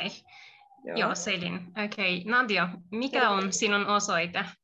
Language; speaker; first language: Finnish; non-native, learner; Turkish